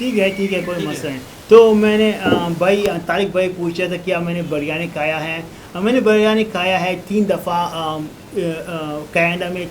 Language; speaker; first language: Hindi; non-native, learner; Arabic